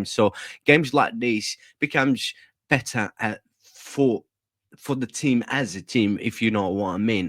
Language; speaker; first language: English; non-native, fluent; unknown